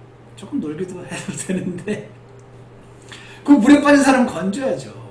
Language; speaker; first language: Korean; native; Korean